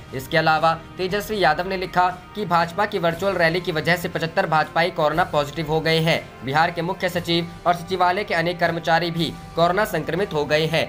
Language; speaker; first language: Hindi; native; Hindi